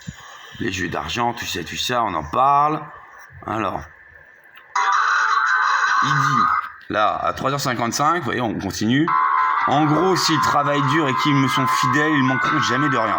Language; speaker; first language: French; native; French